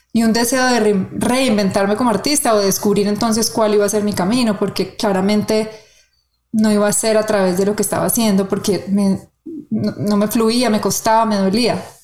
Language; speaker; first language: Spanish; native; Spanish